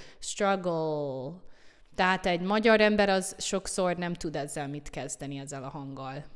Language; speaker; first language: Hungarian; non-native, fluent; English